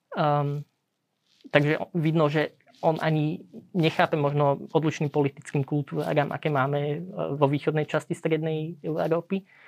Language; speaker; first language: Slovak; early bilingual, heritage; Slovak